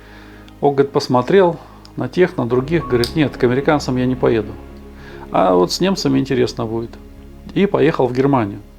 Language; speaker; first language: Russian; native; Russian